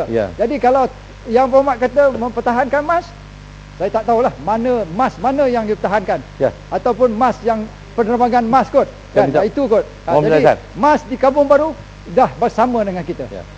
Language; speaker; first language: Malay; native; Malay